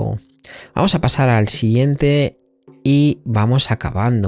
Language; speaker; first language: Spanish; native; Spanish